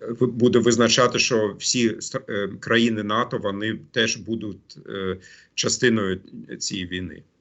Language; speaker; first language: Ukrainian; non-native, fluent; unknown